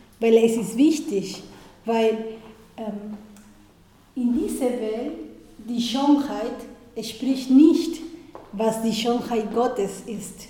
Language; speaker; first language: German; non-native, fluent; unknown